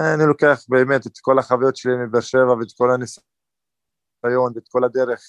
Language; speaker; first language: Hebrew; non-native, local second language; Arabic